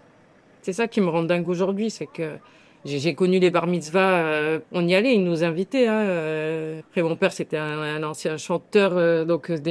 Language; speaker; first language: French; native; French